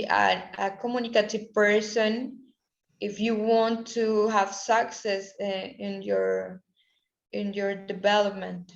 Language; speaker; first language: English; non-native, learner; Spanish